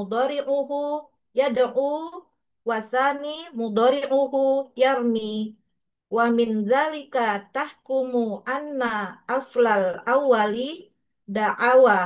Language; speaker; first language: Arabic; non-native, learner; Indonesian